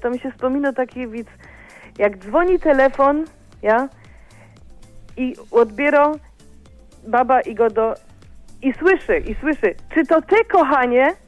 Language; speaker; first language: Polish; native; Polish